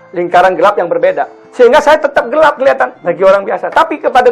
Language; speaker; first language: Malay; non-native, local second language; Balinese